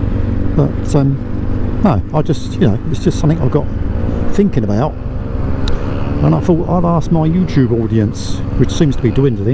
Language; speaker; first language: English; native; English